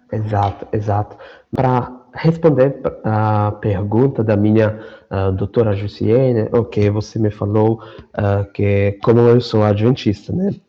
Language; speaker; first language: Portuguese; non-native, fluent; Romany